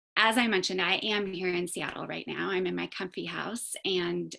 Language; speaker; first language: English; native; English